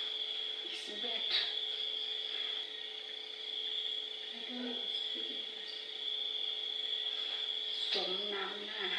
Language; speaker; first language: English; non-native, learner; Thai